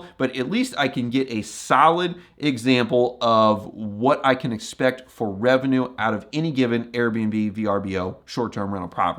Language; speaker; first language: English; native; English